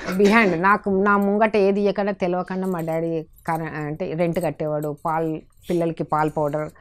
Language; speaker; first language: Telugu; native; Telugu